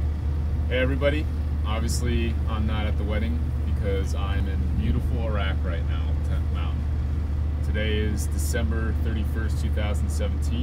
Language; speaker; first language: English; native; English